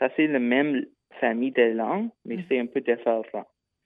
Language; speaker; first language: French; non-native, local second language; English